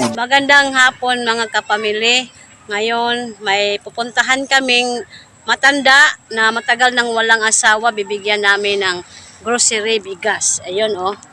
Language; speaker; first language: Filipino; non-native, local second language; Cebuano